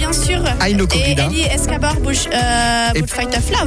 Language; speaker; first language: French; native; French